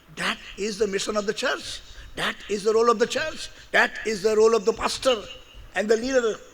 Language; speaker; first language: English; non-native, local second language; Gujarati